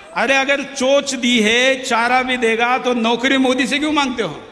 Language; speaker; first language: Hindi; non-native, local second language; Marathi